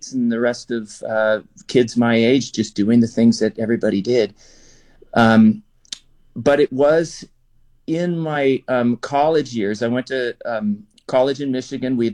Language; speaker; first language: English; native; English